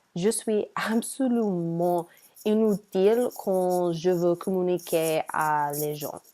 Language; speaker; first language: French; non-native, learner; English